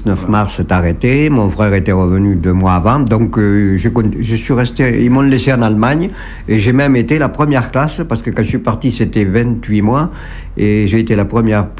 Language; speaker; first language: French; native; French